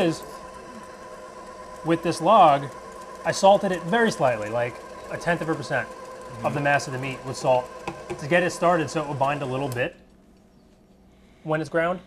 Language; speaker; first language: English; native; English